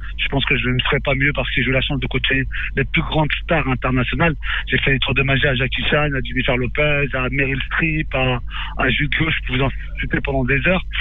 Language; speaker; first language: French; native; French